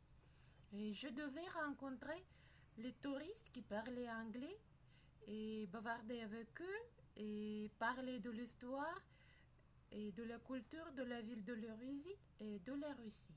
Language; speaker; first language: French; non-native, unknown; Russian